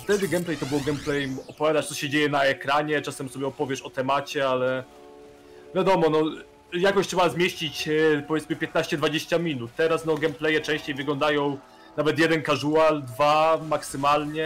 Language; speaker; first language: Polish; native; Polish